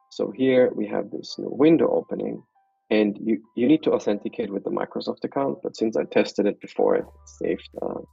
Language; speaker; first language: English; non-native, fluent; German